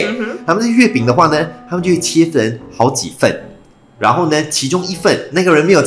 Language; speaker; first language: Chinese; native; Chinese